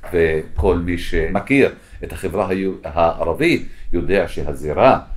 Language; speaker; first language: Hebrew; non-native, local second language; Arabic